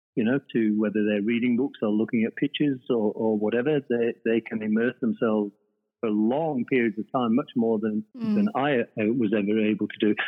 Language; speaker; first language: English; native; English